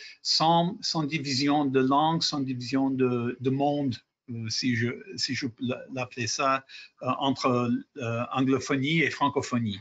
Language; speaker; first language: French; non-native, fluent; English